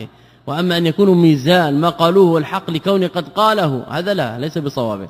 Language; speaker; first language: Arabic; native; Arabic